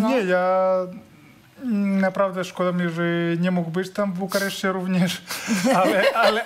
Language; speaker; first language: Polish; non-native, fluent; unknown